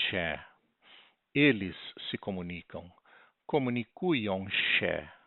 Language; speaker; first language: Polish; non-native, learner; Portuguese